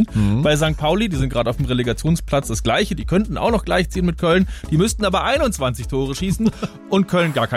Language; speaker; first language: German; native; German